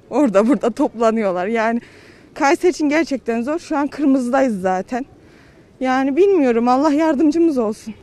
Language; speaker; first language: Turkish; native; Turkish